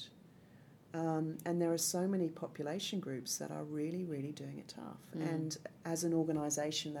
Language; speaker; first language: English; native; English